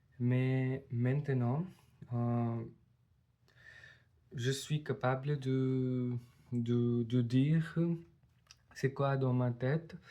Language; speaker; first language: French; non-native, learner; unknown